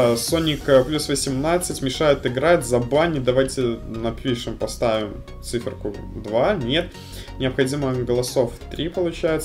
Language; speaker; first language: Russian; native; Russian